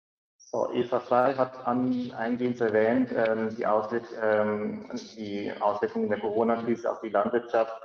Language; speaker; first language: German; native; German